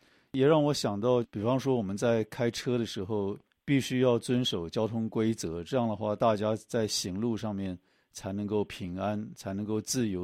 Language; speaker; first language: Chinese; native; Chinese